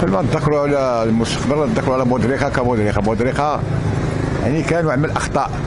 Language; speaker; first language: Arabic; native; Arabic